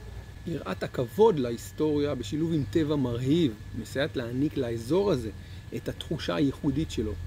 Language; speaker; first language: Hebrew; native; Hebrew